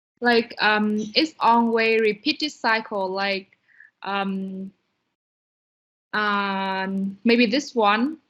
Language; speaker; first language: English; non-native, learner; Vietnamese